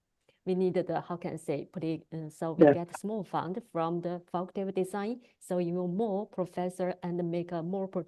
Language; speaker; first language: English; non-native, learner; Chinese